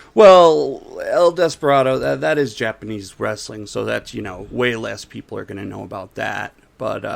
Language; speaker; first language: English; native; English